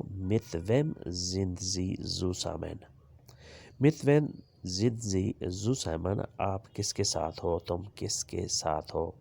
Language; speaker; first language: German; non-native, learner; Urdu